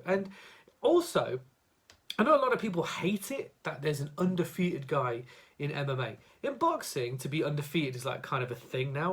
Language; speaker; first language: English; native; English